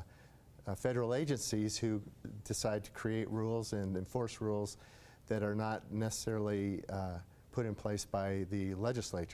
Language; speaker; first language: English; native; English